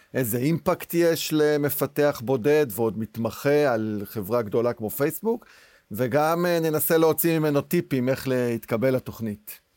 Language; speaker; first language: Hebrew; native; Hebrew